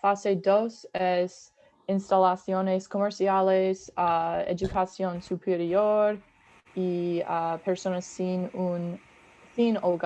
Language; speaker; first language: Spanish; non-native, learner; English